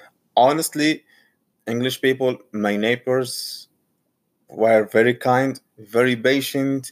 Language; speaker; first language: English; non-native, learner; Arabic